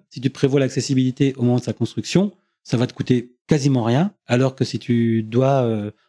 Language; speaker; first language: French; native; French